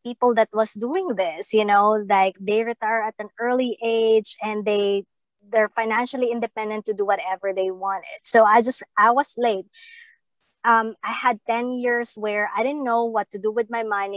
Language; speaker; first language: English; non-native, local second language; Filipino